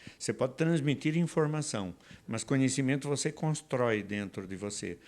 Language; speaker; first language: Portuguese; native; Portuguese